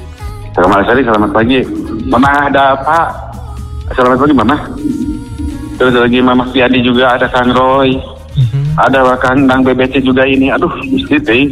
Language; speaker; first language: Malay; non-native, local second language; Sundanese